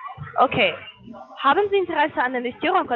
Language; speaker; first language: German; non-native, learner; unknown